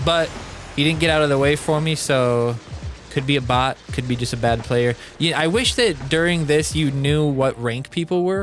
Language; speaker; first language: English; native; English